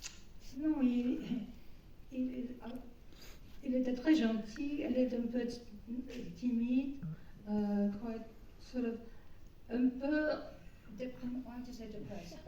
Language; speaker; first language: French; non-native, learner; English